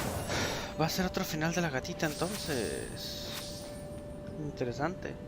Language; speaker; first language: Spanish; native; Spanish